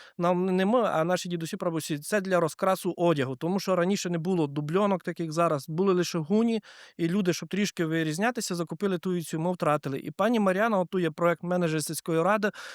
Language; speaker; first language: Ukrainian; native; Ukrainian